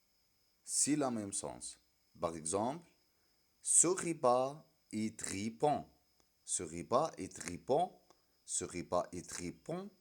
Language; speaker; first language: French; non-native, fluent; Arabic